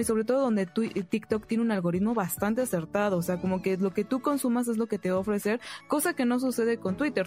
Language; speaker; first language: Spanish; native; Spanish